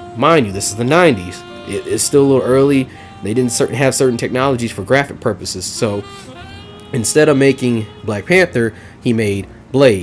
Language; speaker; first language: English; native; English